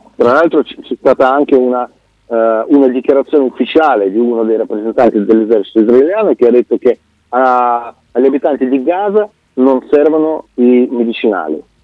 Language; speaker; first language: Italian; non-native, fluent; Russian